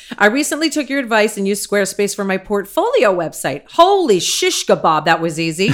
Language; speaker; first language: English; native; English